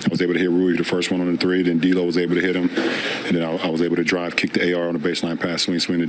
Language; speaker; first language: English; native; English